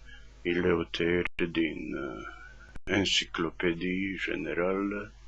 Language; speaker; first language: French; non-native, fluent; Croatian